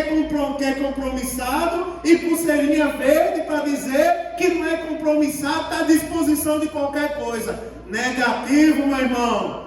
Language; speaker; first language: Portuguese; native; Portuguese